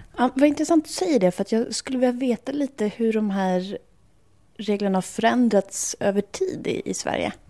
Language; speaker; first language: Swedish; native; Swedish